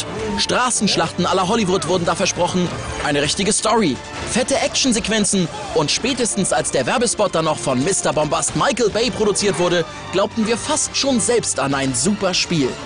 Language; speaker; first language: German; native; German